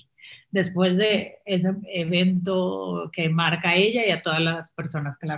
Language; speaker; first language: Spanish; native; Spanish